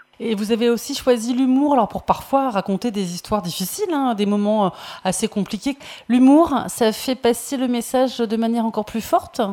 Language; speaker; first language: French; native; French